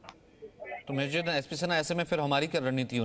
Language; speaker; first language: Hindi; native; Hindi